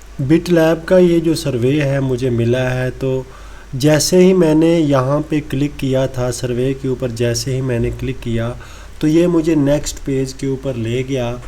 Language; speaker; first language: Urdu; non-native, local second language; Punjabi